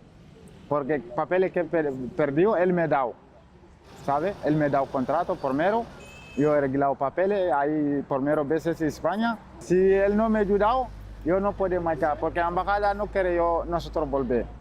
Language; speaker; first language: Spanish; non-native, learner; Bambara